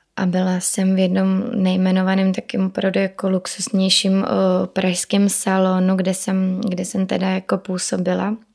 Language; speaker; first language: Czech; native; Czech